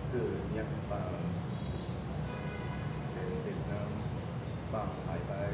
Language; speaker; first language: Vietnamese; non-native, learner; Japanese